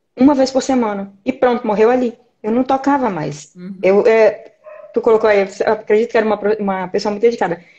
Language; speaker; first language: Portuguese; native; Portuguese